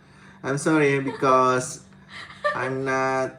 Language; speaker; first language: English; non-native, learner; Indonesian